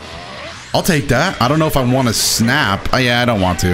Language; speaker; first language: English; native; English